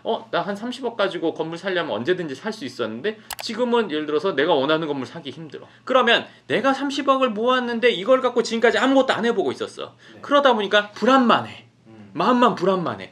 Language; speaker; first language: Korean; native; Korean